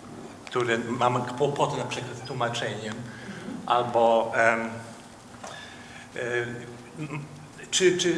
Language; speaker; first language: Polish; non-native, fluent; Dutch